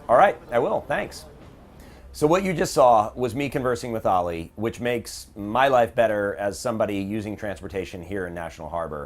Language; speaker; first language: English; native; English